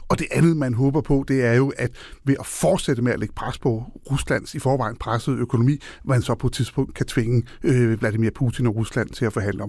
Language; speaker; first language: Danish; native; Danish